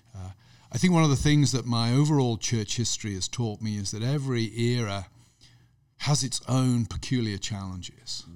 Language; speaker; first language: English; native; English